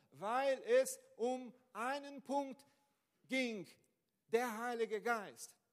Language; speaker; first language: German; non-native, fluent; Portuguese